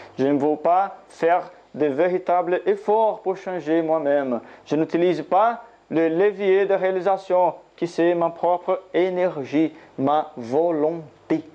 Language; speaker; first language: French; non-native, learner; Portuguese